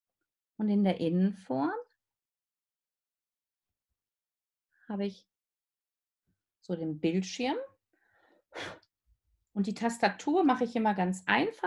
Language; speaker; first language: German; native; German